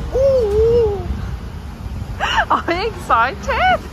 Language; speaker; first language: Korean; native; Korean